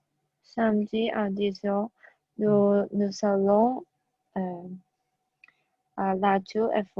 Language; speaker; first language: French; non-native, learner; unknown